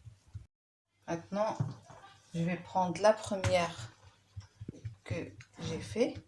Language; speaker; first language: French; non-native, local second language; Arabic